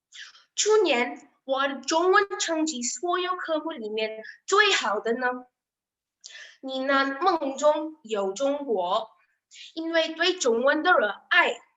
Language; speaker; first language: Chinese; non-native, learner; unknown